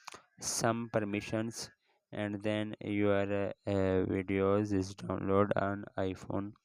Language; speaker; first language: English; non-native, local second language; Urdu